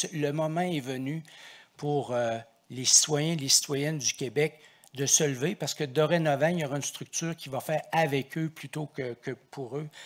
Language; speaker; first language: French; native; French